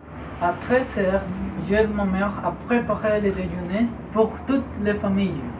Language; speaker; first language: French; non-native, learner; Spanish